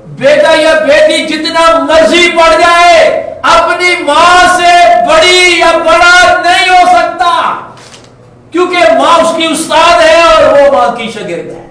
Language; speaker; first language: Urdu; non-native, local second language; Punjabi